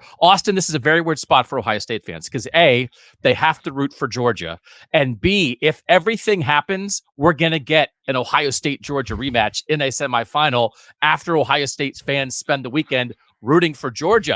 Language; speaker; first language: English; native; English